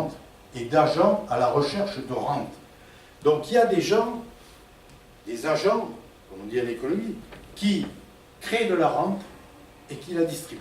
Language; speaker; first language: French; native; French